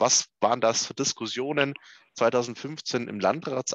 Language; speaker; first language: German; native; German